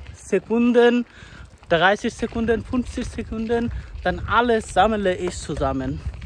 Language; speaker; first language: German; non-native, learner; Bangla